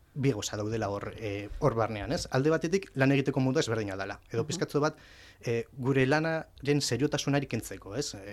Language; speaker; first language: Basque; native; Basque